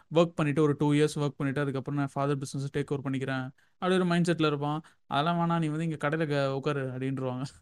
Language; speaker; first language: Tamil; native; Tamil